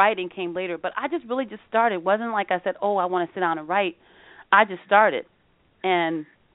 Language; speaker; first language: English; native; English